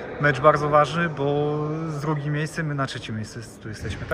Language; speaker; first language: Polish; native; Polish